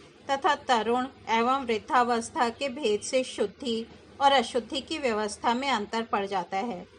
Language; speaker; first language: Hindi; native; Hindi